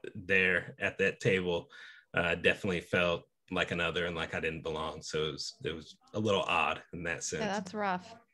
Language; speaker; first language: English; native; English